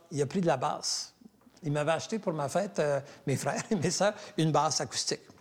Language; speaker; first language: French; native; French